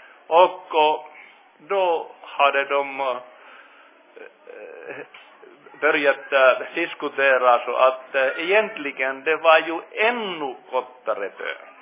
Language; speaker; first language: Swedish; non-native, fluent; Finnish